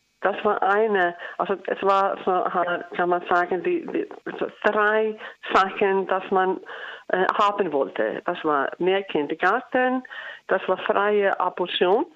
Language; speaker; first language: German; non-native, learner; Icelandic